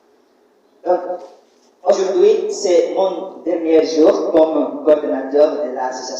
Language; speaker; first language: French; non-native, fluent; Portuguese